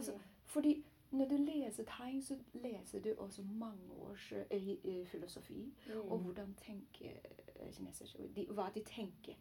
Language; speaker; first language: Norwegian; non-native, learner; Chinese